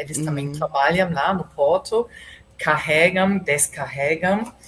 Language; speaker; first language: Portuguese; non-native, fluent; German